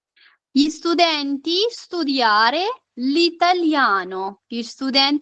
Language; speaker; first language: Italian; non-native, fluent; Urdu